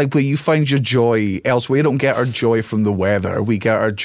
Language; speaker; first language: English; native; English